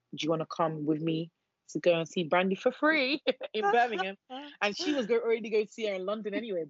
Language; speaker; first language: English; non-native, local second language; Yoruba